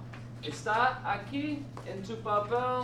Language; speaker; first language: Spanish; non-native, fluent; English